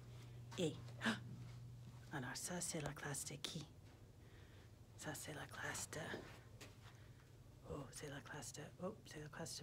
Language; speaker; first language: French; non-native, fluent; English